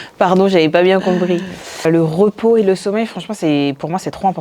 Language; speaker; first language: French; native; French